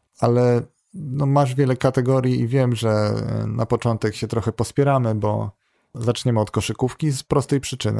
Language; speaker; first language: Polish; native; Polish